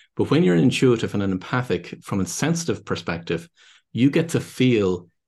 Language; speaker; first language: English; native; English